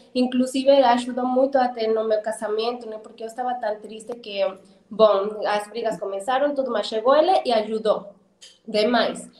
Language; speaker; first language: Portuguese; non-native, fluent; Spanish